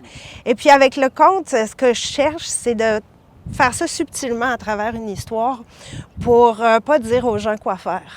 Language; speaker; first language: French; native; French